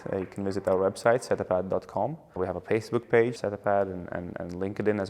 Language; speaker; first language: English; non-native, fluent; Latvian